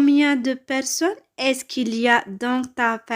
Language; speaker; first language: French; non-native, fluent; Tamil